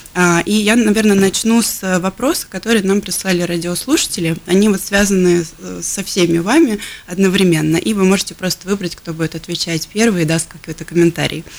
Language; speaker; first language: Russian; native; Russian